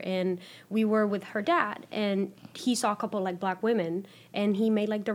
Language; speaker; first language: English; non-native, fluent; Spanish